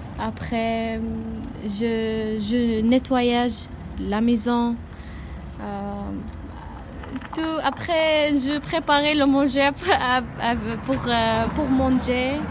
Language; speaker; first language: French; non-native, learner; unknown